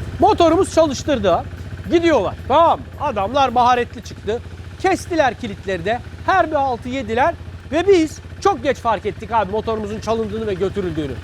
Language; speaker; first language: Turkish; native; Turkish